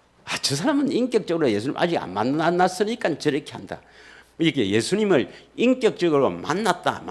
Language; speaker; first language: Korean; native; Korean